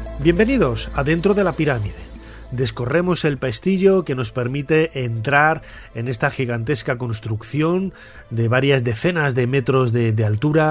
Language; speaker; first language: Spanish; native; Spanish